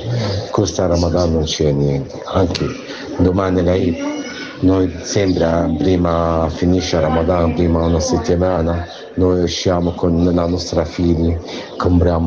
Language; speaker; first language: Italian; non-native, learner; Arabic